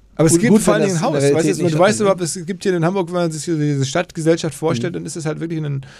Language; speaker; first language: German; native; German